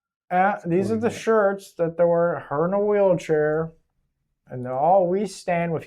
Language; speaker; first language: English; native; English